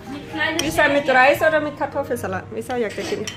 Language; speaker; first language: German; non-native, learner; Thai